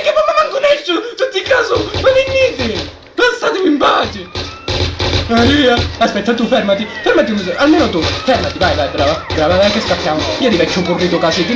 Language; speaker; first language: Italian; native; Italian